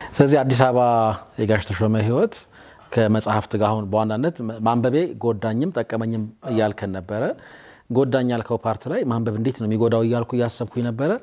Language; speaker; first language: Amharic; native; Amharic